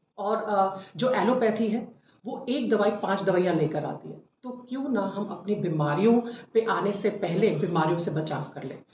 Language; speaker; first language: Hindi; native; Hindi